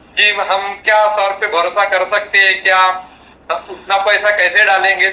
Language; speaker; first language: Hindi; non-native, local second language; Marathi